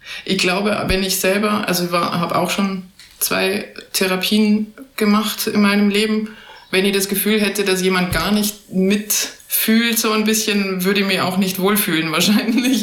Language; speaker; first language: German; native; German